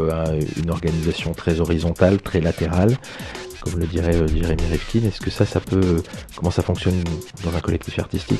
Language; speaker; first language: French; native; French